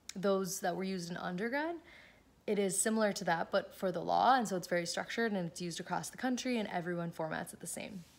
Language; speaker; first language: English; native; English